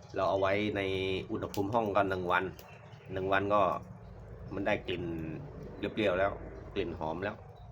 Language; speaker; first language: Thai; native; Thai